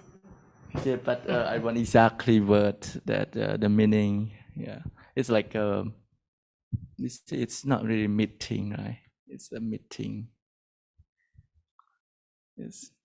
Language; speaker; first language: English; non-native, learner; Thai